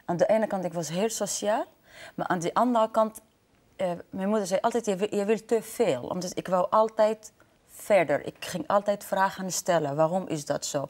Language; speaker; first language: Dutch; non-native, fluent; Arabic